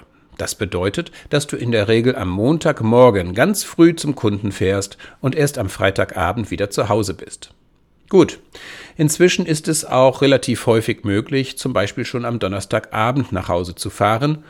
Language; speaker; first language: German; native; German